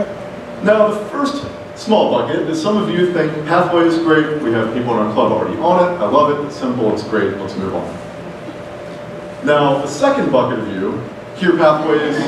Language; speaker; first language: English; native; English